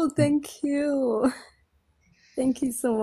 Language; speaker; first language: English; non-native, learner; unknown